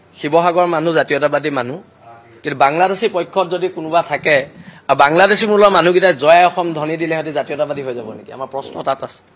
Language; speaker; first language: Assamese; native; Assamese